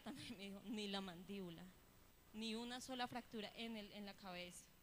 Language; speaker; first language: Spanish; native; Spanish